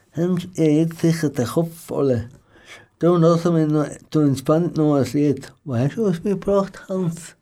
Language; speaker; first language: German; native; German